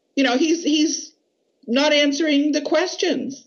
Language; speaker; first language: English; native; English